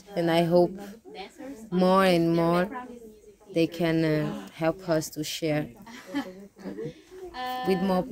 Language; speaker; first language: English; non-native, learner; Portuguese